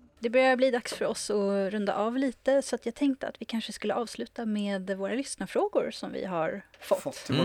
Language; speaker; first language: Swedish; native; Swedish